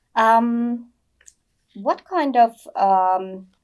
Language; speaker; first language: English; non-native, fluent; Finnish